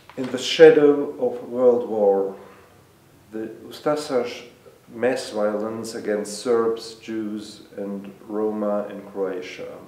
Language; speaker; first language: English; non-native, fluent; German